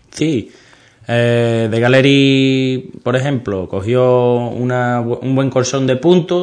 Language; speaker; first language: Spanish; native; Spanish